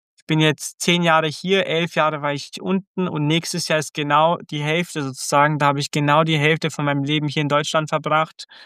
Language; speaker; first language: German; early bilingual, other home language; Croatian